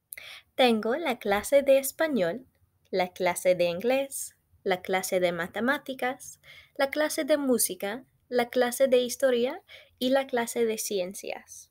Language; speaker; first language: Spanish; non-native, fluent; English